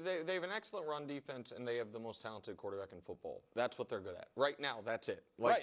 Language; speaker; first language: English; native; English